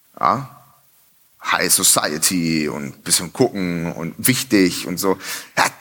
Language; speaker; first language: German; native; German